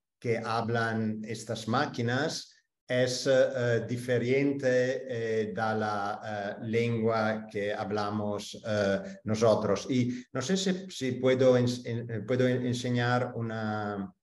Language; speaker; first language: Spanish; non-native, fluent; Italian